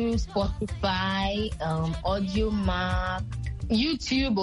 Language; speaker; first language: French; non-native, learner; Akan